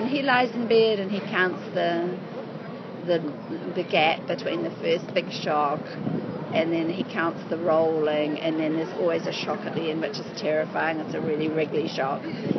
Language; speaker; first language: English; native; English